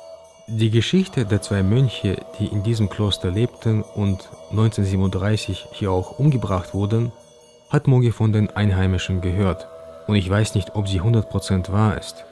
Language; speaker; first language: German; native; German